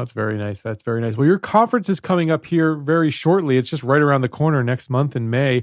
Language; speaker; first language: English; native; English